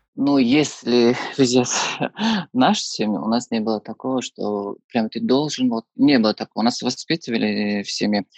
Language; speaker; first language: Russian; non-native, fluent; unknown